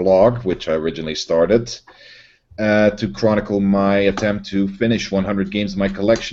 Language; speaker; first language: English; non-native, fluent; Dutch